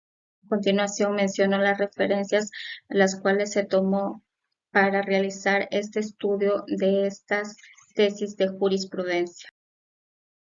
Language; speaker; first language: Spanish; native; Spanish